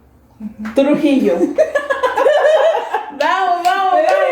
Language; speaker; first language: Spanish; non-native, fluent; Haitian Creole